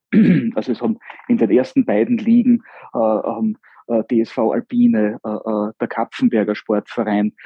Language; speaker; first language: German; native; German